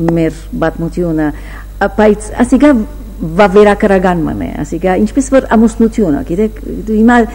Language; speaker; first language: Armenian; early bilingual, heritage; Armenian